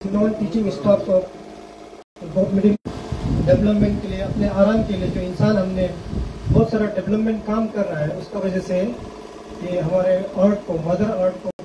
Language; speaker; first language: Hindi; non-native, local second language; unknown